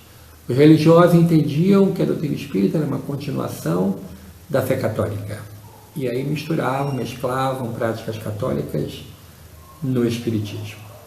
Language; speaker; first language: Portuguese; native; Portuguese